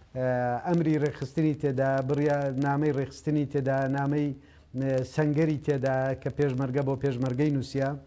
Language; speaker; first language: Central Kurdish; native; Central Kurdish